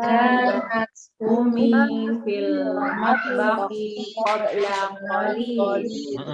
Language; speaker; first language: Arabic; non-native, learner; Indonesian